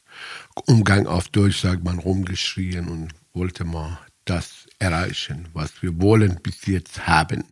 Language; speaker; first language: German; non-native, fluent; Persian